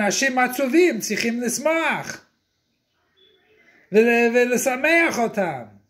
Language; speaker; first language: Hebrew; non-native, fluent; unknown